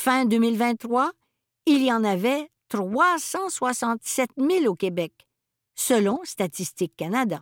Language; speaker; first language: French; native; French